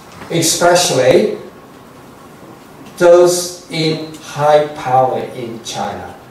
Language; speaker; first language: English; non-native, fluent; Chinese